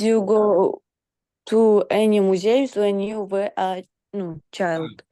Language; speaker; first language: English; non-native, learner; Kazakh